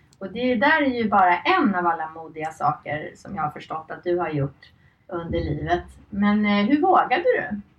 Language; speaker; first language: Swedish; native; Swedish